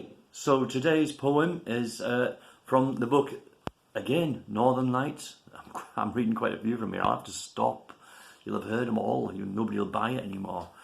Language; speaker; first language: English; native; English